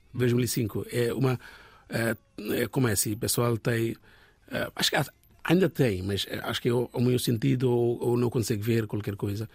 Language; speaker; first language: Portuguese; non-native, learner; Bangla